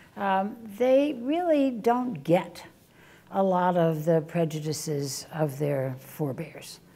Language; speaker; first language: English; native; English